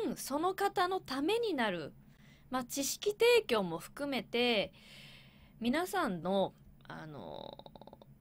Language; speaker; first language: Japanese; native; Japanese